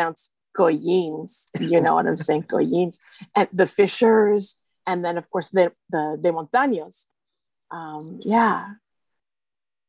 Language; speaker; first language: English; native; English